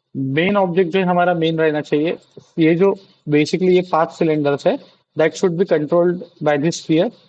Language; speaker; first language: Hindi; non-native, local second language; Marathi